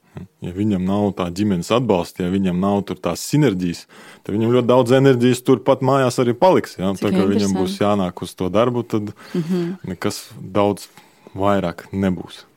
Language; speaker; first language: Latvian; non-native, local second language; Russian